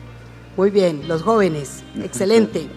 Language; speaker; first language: Spanish; native; Spanish